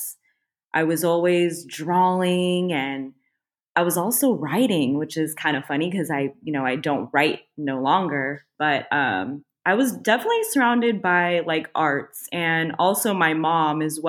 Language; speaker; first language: English; native; English